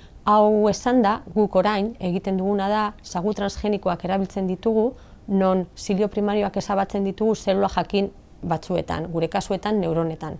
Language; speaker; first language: Basque; non-native, local second language; Spanish